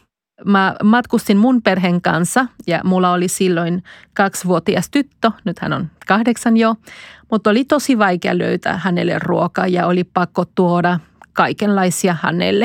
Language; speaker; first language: Finnish; non-native, fluent; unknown